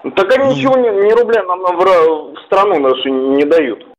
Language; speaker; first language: Russian; native; Russian